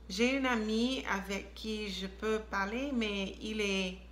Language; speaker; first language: French; non-native, learner; English